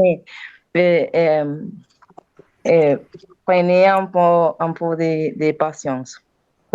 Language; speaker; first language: French; non-native, learner; Spanish